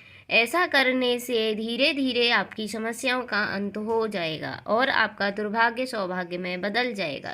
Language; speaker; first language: Hindi; native; Hindi